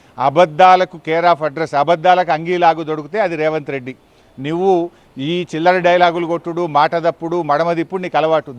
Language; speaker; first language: Telugu; native; Telugu